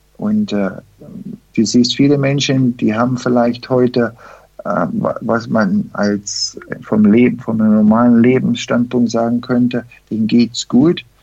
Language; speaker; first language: German; early bilingual, heritage; German